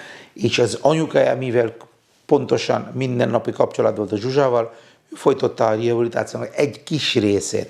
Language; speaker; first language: Hungarian; non-native, fluent; Bangla